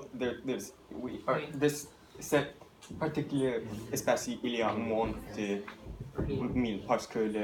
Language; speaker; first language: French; non-native, learner; English